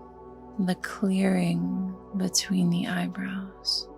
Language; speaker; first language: English; native; English